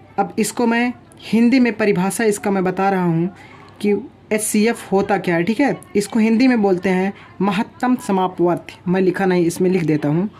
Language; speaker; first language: Hindi; native; Hindi